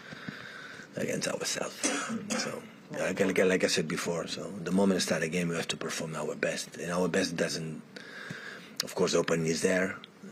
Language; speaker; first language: English; non-native, fluent; Spanish